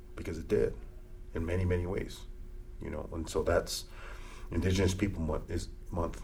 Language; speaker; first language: English; early bilingual, other home language; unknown